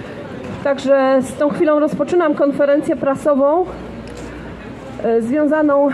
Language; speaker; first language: Polish; native; Polish